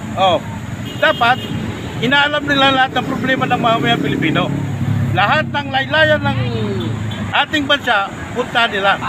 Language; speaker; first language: Filipino; native; Filipino